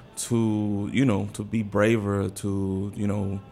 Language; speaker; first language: English; early bilingual, other home language; Spanish